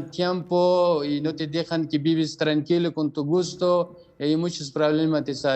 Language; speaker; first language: Spanish; non-native, learner; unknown